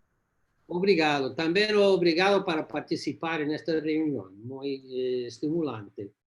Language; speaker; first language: Portuguese; non-native, learner; English